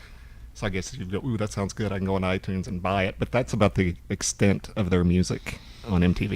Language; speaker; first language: English; native; English